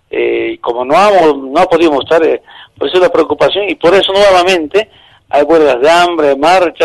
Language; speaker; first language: Spanish; native; Spanish